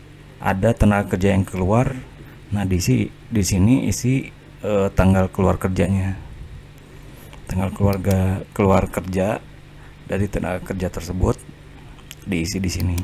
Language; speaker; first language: Indonesian; native; Indonesian